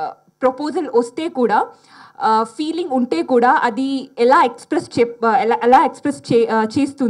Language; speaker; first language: Telugu; non-native, learner; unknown